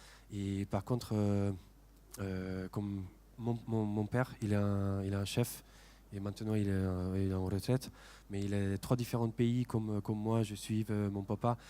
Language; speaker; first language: French; non-native, fluent; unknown